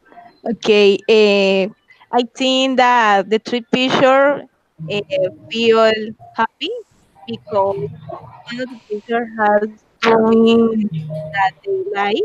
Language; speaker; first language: English; non-native, learner; Spanish